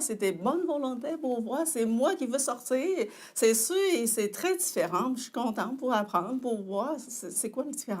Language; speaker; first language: French; non-native, fluent; Chinese